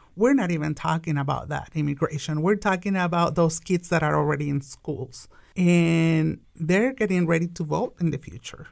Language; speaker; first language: English; non-native, fluent; Spanish